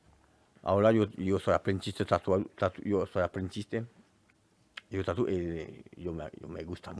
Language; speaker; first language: Spanish; non-native, learner; French